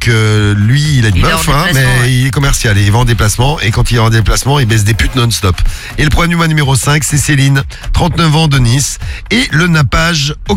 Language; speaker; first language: French; native; French